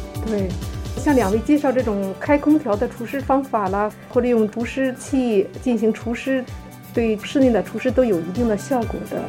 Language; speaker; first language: Chinese; native; Chinese